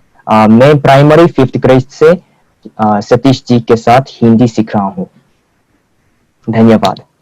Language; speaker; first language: Hindi; non-native, fluent; Korean